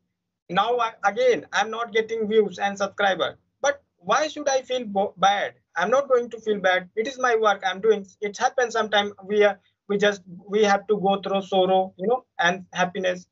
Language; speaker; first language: English; non-native, fluent; Hindi